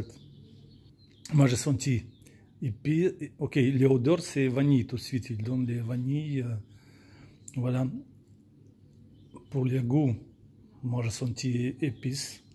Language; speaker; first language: French; non-native, learner; Russian